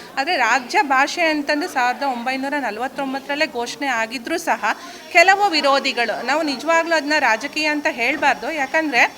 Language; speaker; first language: Kannada; native; Kannada